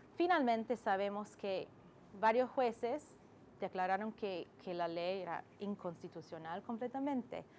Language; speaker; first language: Spanish; non-native, fluent; English